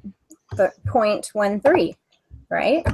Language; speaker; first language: English; native; English